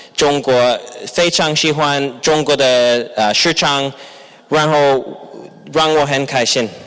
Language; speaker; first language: Chinese; non-native, fluent; English